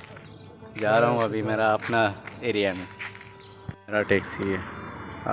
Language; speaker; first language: Hindi; non-native, fluent; Bangla